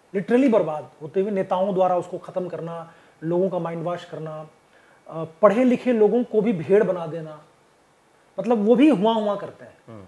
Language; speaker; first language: Hindi; native; Hindi